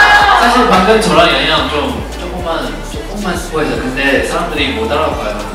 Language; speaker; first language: Korean; non-native, fluent; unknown